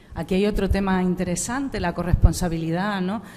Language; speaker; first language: Spanish; native; Spanish